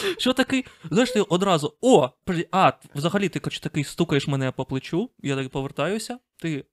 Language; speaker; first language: Ukrainian; non-native, local second language; Russian